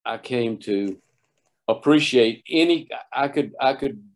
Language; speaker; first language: English; native; English